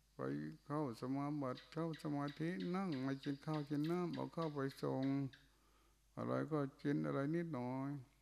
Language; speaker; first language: Thai; non-native, local second language; Northeastern Thai